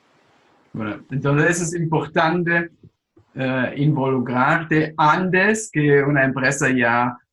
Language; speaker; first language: Spanish; non-native, fluent; German